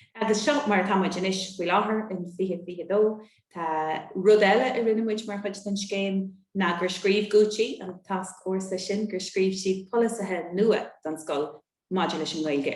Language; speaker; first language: Irish; native; Irish